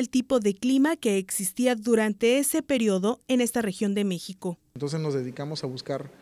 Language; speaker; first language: Spanish; native; Spanish